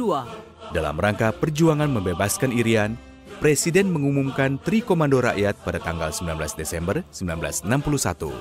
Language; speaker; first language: Indonesian; native; Indonesian